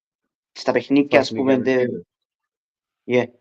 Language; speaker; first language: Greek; early bilingual, heritage; Greek